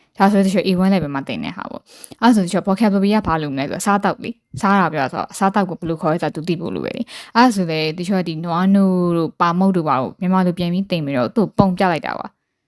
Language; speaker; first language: Burmese; native; Burmese